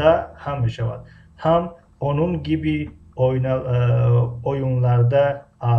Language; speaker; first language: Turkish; non-native, fluent; Tajik